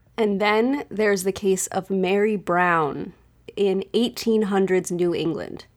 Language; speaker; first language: English; native; English